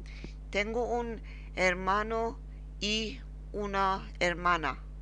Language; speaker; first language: Spanish; non-native, learner; Persian